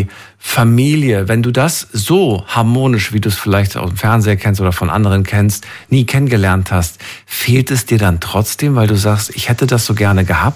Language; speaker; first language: German; native; German